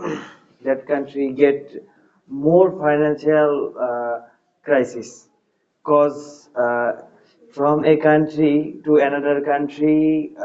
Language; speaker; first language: English; non-native, learner; Bangla